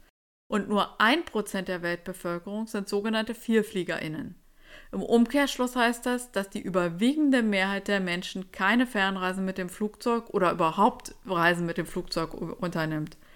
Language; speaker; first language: German; native; German